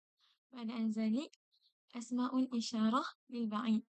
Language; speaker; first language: Arabic; non-native, learner; Malay